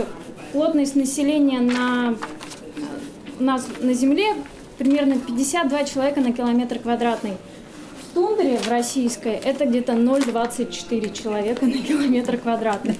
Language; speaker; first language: Russian; native; Russian